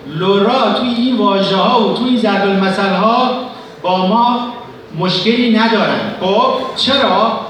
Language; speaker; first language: Persian; non-native, local second language; Southern Kurdish